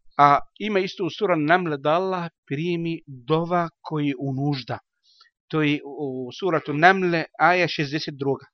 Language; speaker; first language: Bosnian; non-native, learner; Arabic